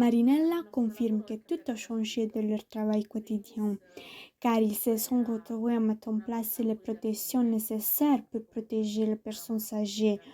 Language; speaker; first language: French; non-native, learner; Italian